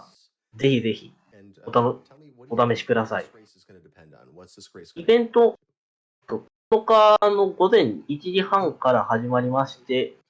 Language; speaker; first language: Japanese; native; Japanese